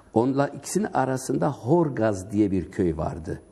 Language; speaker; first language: Turkish; non-native, local second language; Kurdish